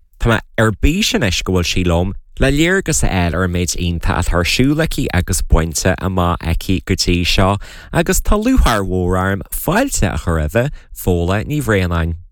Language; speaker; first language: Irish; native; Irish